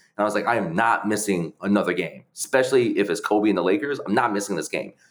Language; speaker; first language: English; early bilingual, other home language; Chinese